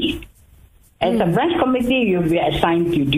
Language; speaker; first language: English; non-native, local second language; Tamil